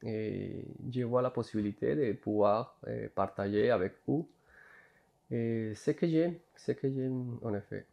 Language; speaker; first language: French; non-native, fluent; Spanish